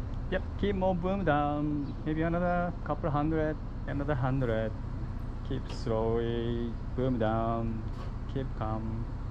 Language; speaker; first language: English; non-native, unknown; Japanese